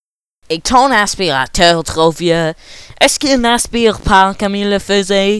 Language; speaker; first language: French; non-native, learner; English